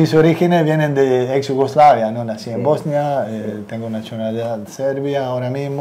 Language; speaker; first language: Spanish; non-native, fluent; Serbian